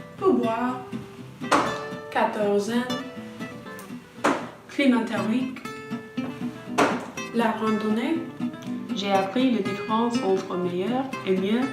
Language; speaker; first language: French; non-native, learner; English